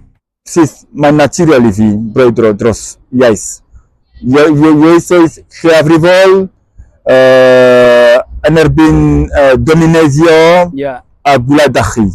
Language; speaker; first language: Welsh; non-native, fluent; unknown